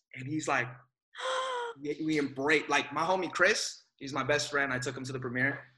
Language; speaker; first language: English; native; English